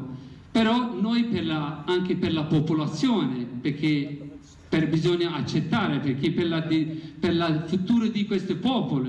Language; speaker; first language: Italian; non-native, learner; Kurdish